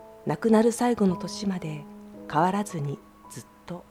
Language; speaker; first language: Japanese; native; Japanese